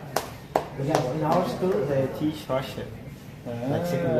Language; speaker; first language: English; non-native, learner; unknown